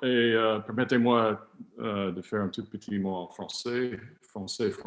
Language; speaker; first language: French; non-native, learner; English